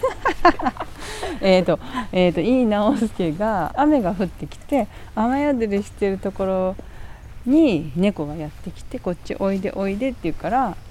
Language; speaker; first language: Japanese; native; Japanese